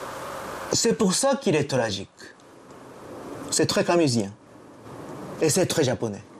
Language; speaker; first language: French; non-native, fluent; Japanese